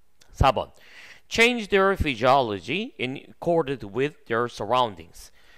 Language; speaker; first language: English; non-native, fluent; Korean